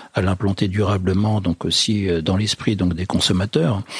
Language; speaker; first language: French; native; French